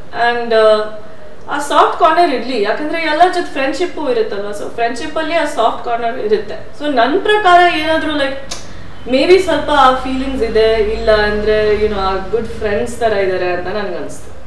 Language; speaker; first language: Kannada; non-native, fluent; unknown